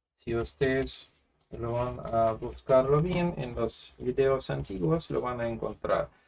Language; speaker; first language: Spanish; non-native, fluent; Russian